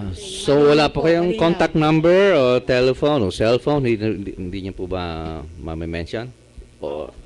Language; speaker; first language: Filipino; native; Filipino